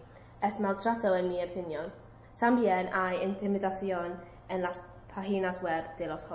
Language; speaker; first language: Spanish; non-native, learner; English